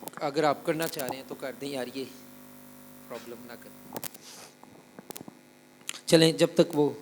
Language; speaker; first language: Urdu; non-native, local second language; Punjabi